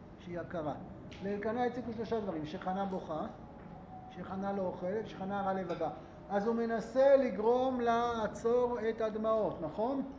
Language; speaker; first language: Hebrew; native; Hebrew